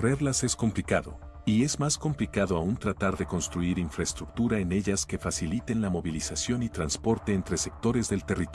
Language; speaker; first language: Spanish; native; Spanish